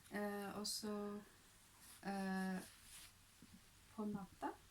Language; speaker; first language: Norwegian; non-native, learner; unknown